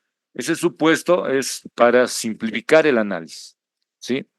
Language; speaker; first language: Spanish; native; Spanish